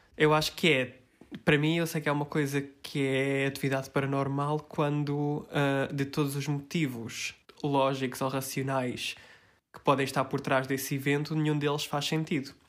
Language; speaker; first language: Portuguese; early bilingual, heritage; Portuguese